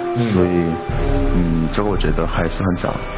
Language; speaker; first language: Chinese; non-native, fluent; Korean